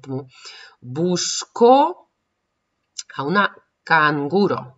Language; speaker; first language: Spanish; non-native, fluent; Russian